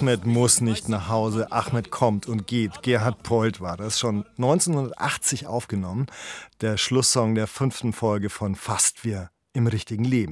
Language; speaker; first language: German; native; German